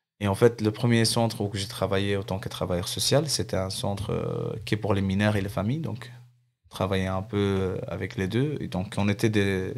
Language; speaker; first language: French; non-native, fluent; Arabic